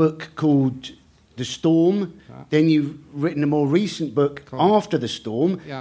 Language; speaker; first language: English; native; English